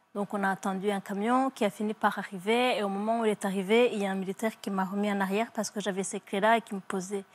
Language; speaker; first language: French; early bilingual, other home language; Kinyarwanda